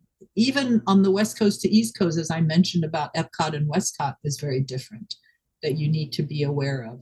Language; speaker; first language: English; non-native, local second language; Wu Chinese